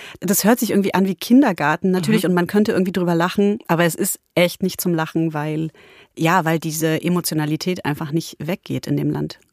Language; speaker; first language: German; early bilingual, other home language; Polish